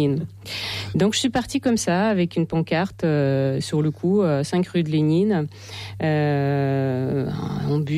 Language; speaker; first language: French; non-native, fluent; Russian